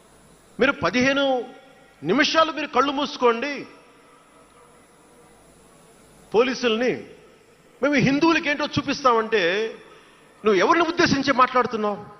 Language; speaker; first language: Telugu; native; Telugu